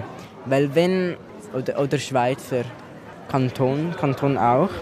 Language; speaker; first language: German; early bilingual, other home language; Italian